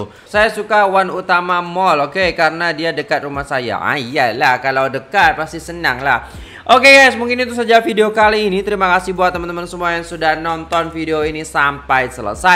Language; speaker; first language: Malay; non-native, local second language; Javanese